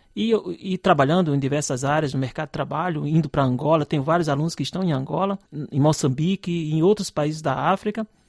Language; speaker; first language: Portuguese; native; Portuguese